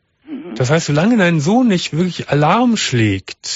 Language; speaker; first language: German; native; German